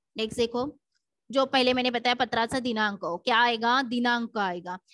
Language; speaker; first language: Hindi; non-native, local second language; Marathi